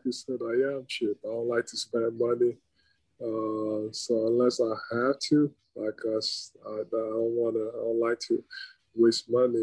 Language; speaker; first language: English; non-native, local second language; French